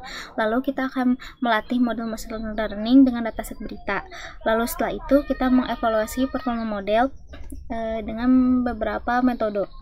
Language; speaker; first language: Indonesian; native; Indonesian